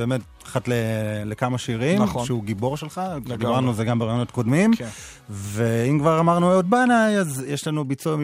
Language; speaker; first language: Hebrew; native; Hebrew